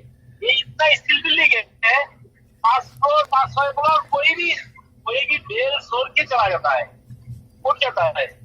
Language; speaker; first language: Hindi; non-native, learner; Bangla